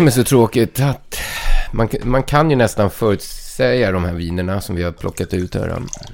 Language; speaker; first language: Swedish; native; Swedish